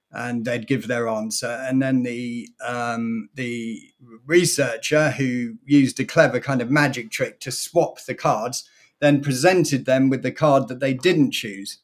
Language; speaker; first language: English; native; English